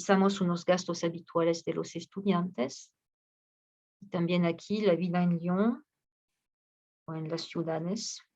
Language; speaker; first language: Spanish; non-native, fluent; French